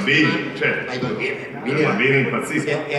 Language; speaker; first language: Italian; native; Italian